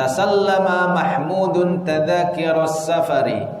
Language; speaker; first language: Arabic; non-native, fluent; Indonesian